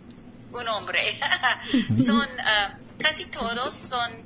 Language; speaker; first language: Spanish; non-native, learner; English